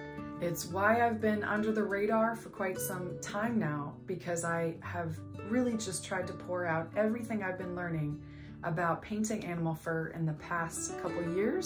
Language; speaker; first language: English; native; English